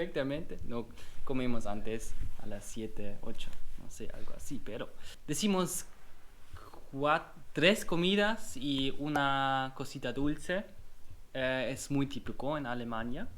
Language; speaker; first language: Spanish; non-native, learner; German